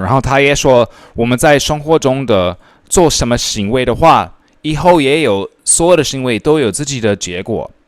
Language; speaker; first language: Chinese; non-native, fluent; English